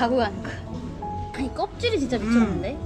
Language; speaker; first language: Korean; native; Korean